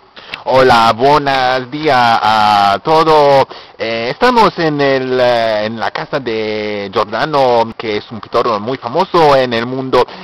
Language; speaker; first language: Spanish; non-native, learner; French